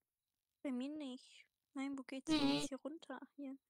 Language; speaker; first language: German; native; German